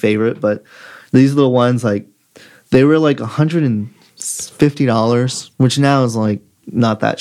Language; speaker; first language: English; native; English